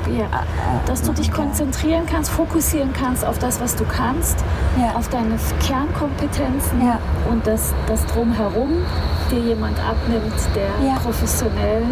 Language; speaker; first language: German; native; German